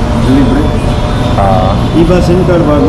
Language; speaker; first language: Filipino; non-native, learner; Punjabi